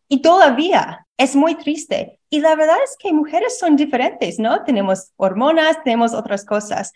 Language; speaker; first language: Spanish; non-native, learner; English